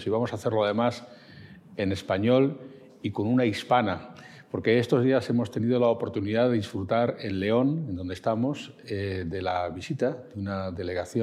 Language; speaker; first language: Spanish; native; Spanish